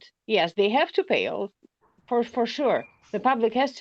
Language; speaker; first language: English; non-native, learner; Albanian